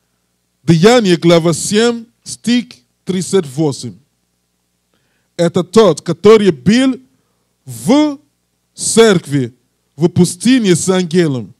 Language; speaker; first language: Russian; non-native, learner; English